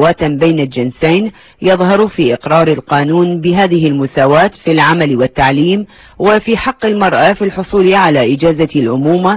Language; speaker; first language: Arabic; native; Arabic